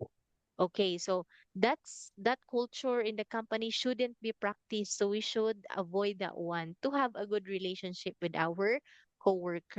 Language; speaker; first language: English; non-native, fluent; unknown